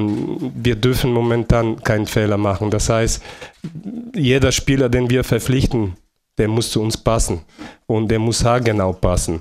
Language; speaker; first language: German; non-native, fluent; Bulgarian